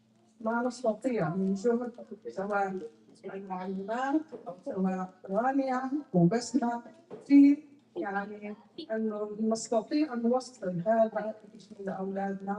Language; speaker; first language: Arabic; native; Arabic